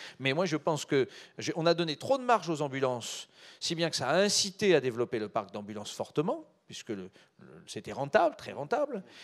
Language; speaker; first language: French; native; French